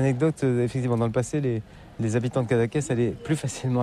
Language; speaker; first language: French; native; French